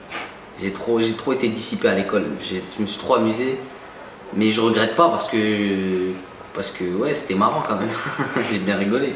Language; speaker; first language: French; native; French